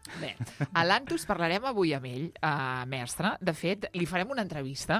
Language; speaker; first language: Catalan; native; Catalan